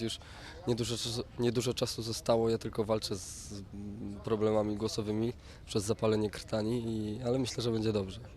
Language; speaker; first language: Polish; native; Polish